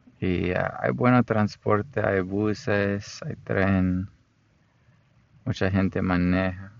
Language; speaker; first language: Spanish; non-native, fluent; English